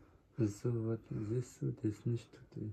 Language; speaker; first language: German; non-native, learner; Somali